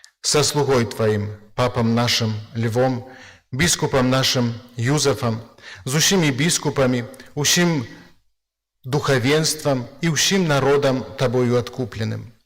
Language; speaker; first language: Belarusian; native; Belarusian